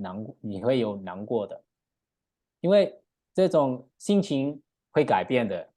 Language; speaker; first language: Chinese; non-native, learner; English